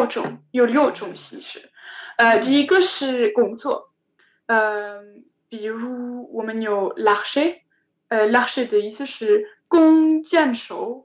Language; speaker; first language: Chinese; non-native, learner; French